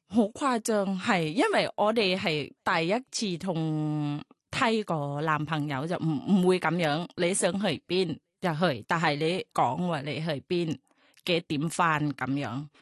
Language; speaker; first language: Cantonese; non-native, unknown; Thai